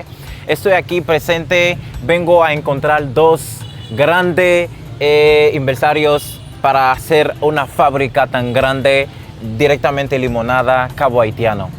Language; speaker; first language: Spanish; non-native, fluent; Haitian Creole